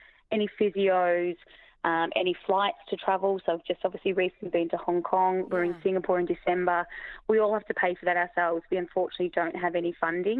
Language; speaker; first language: English; native; English